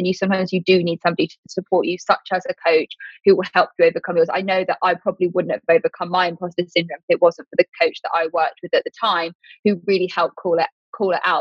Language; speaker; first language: English; native; English